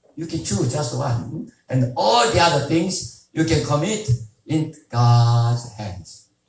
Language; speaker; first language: English; non-native, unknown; Korean